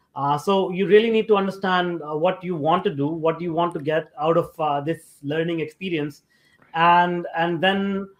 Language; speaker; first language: English; non-native, local second language; Hindi